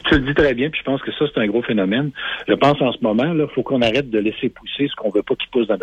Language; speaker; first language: French; native; French